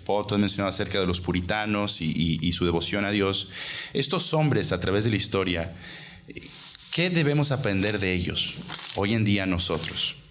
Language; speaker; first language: Spanish; native; Spanish